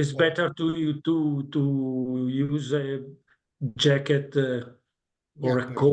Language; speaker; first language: English; non-native, learner; Italian